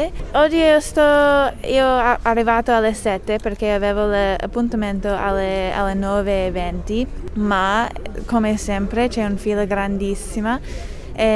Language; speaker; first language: Italian; non-native, fluent; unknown